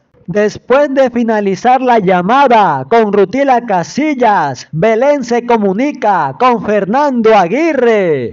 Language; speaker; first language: Spanish; native; Spanish